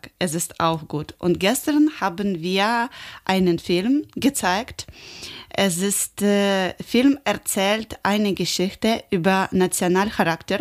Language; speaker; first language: German; non-native, learner; Ukrainian